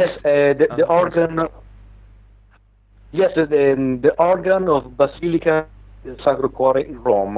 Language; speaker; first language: English; non-native, learner; Italian